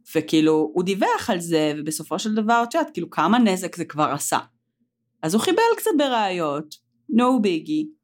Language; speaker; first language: Hebrew; native; Hebrew